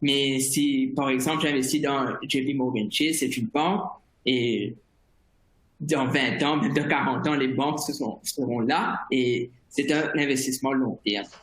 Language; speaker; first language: French; non-native, fluent; Morisyen